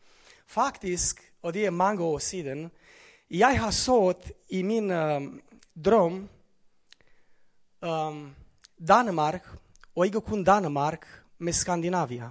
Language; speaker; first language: Norwegian; non-native, fluent; Romanian